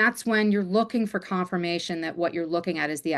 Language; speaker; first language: English; native; English